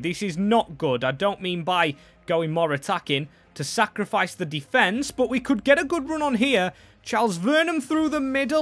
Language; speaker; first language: English; native; English